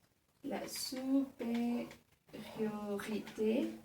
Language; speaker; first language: French; non-native, learner; Spanish